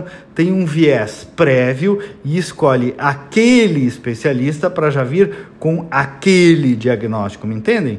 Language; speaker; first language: Portuguese; native; Portuguese